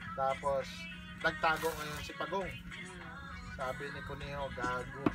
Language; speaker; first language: Filipino; non-native, local second language; Cebuano